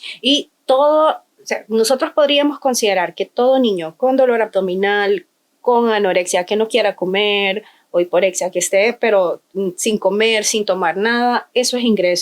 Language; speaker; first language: Spanish; native; Spanish